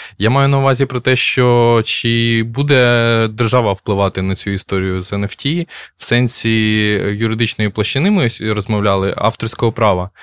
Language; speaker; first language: Ukrainian; native; Ukrainian